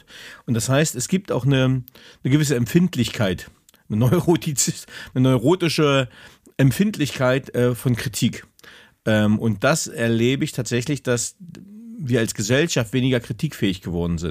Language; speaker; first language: German; native; German